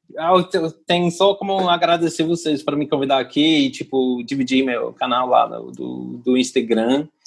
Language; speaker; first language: Portuguese; non-native, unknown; English